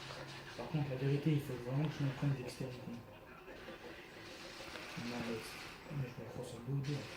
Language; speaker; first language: French; native; French